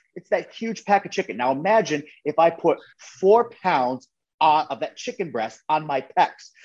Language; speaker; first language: English; native; English